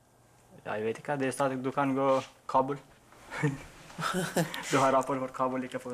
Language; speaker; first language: Norwegian; non-native, learner; Persian